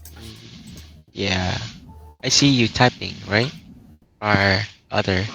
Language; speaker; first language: English; non-native, learner; Vietnamese